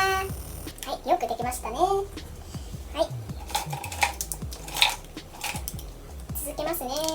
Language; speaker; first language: Japanese; non-native, fluent; Vietnamese